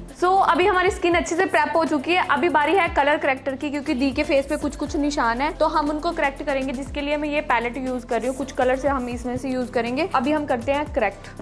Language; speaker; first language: Hindi; native; Hindi